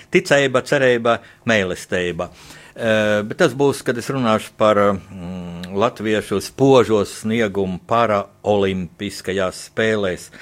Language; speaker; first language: Latvian; native; Latvian